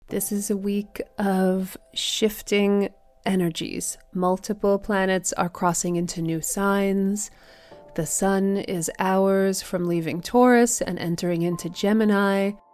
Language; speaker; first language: English; native; English